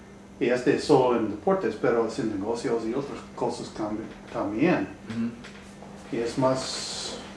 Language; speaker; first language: Spanish; non-native, learner; English